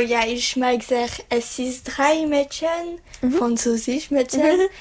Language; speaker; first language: German; non-native, learner; French